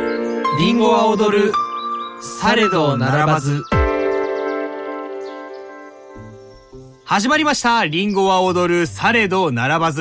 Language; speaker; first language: Japanese; native; Japanese